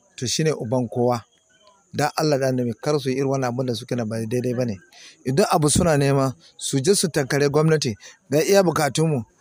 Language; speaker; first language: Hausa; non-native, local second language; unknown